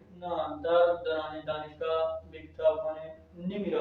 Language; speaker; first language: Persian; non-native, learner; Urdu